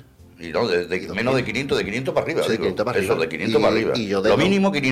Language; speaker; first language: Spanish; native; Spanish